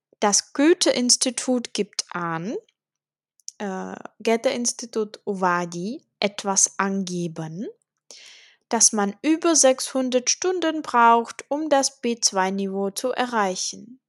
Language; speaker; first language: German; non-native, fluent; Czech